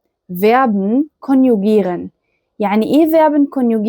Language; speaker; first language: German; non-native, fluent; Arabic